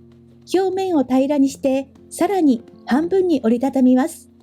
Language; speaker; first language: Japanese; native; Japanese